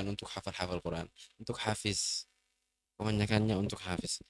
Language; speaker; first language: Indonesian; non-native, fluent; Arabic